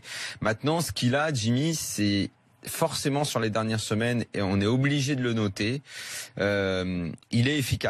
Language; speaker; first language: French; native; French